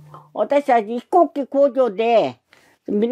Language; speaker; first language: Japanese; non-native, learner; Korean